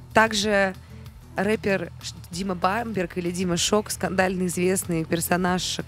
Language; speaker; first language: Russian; native; Russian